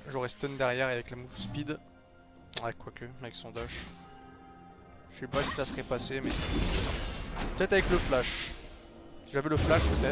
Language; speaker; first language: French; native; French